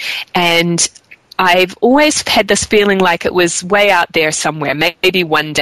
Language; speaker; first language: English; native; English